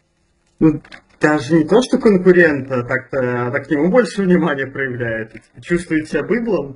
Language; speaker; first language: Russian; native; Russian